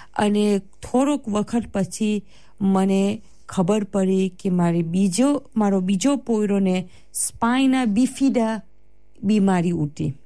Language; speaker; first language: Gujarati; early bilingual, heritage; Gujarati